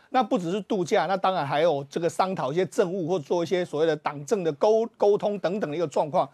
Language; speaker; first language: Chinese; native; Chinese